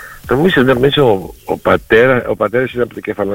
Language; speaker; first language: Greek; early bilingual, heritage; Greek